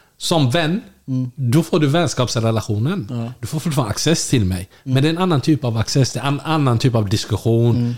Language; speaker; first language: Swedish; early bilingual, other home language; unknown